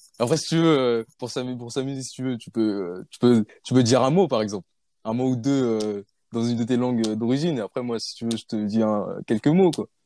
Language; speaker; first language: French; early bilingual, other home language; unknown